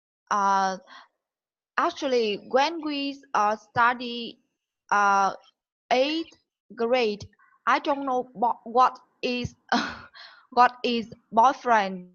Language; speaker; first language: English; non-native, learner; Vietnamese